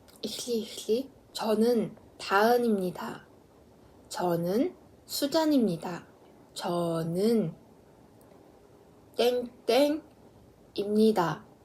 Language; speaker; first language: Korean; non-native, learner; Mongolian